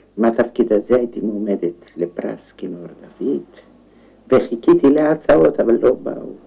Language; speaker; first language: Hebrew; non-native, fluent; Romanian